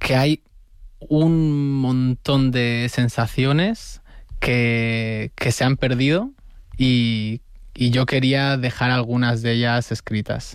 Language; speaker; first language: Spanish; native; Spanish